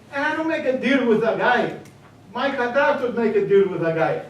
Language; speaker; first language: English; non-native, learner; Greek